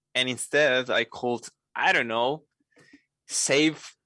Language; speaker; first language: English; non-native, fluent; Spanish